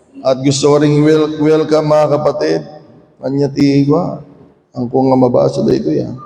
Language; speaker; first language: Filipino; native; Filipino